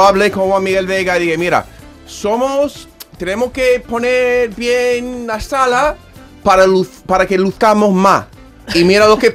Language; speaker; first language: Spanish; non-native, fluent; English